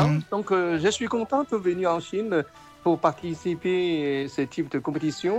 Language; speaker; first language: French; non-native, fluent; Chinese